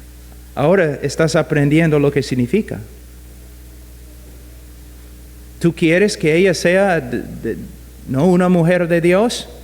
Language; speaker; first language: Spanish; non-native, fluent; English